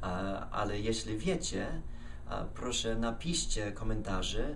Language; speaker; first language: Polish; non-native, fluent; English